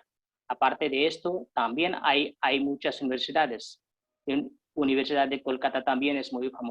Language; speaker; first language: Spanish; non-native, fluent; Hindi